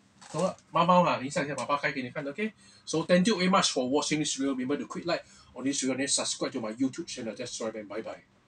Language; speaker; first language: English; non-native, local second language; Chinese